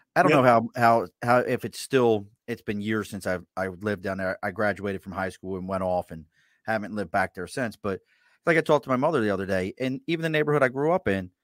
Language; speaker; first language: English; native; English